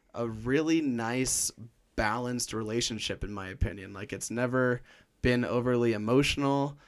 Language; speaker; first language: English; native; English